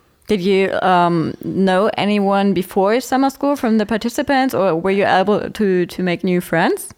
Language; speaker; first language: English; non-native, fluent; German